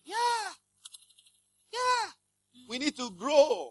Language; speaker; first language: English; non-native, local second language; Akan